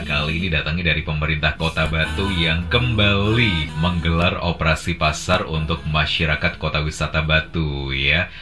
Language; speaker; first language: Indonesian; native; Indonesian